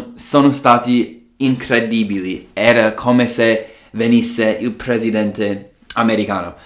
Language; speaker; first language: Italian; non-native, fluent; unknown